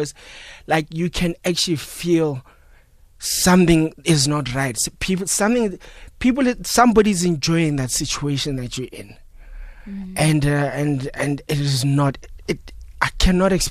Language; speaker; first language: English; non-native, local second language; Northern Sotho